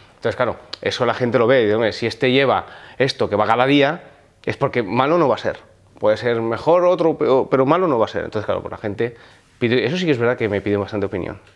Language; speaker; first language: Spanish; non-native, local second language; Occitan